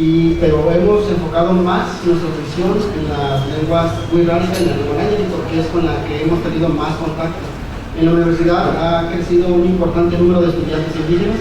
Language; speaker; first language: Spanish; native; Spanish